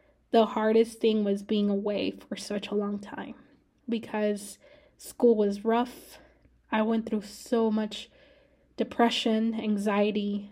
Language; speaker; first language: English; early bilingual, other home language; Spanish